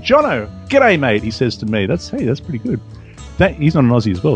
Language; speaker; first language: English; native; English